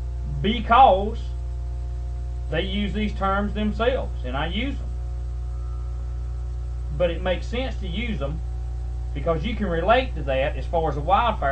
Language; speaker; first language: English; native; English